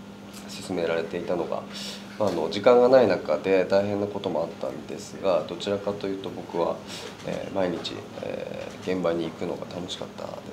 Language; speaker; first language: Japanese; native; Japanese